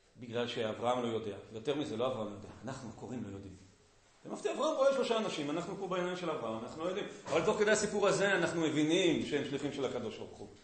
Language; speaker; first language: Hebrew; native; Hebrew